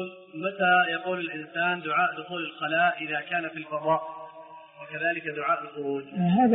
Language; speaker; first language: Arabic; native; Arabic